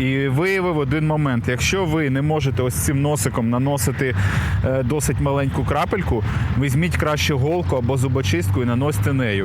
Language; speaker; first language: Ukrainian; native; Ukrainian